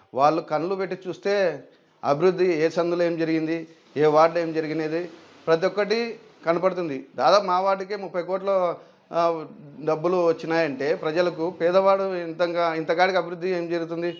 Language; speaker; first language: Telugu; native; Telugu